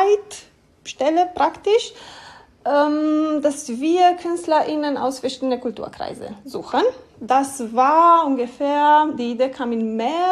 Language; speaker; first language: German; non-native, learner; Romanian